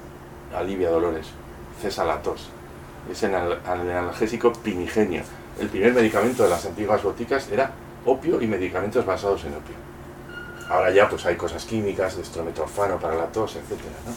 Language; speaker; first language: Spanish; native; Spanish